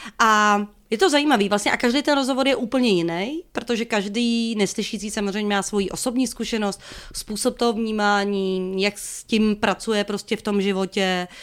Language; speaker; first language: Czech; native; Czech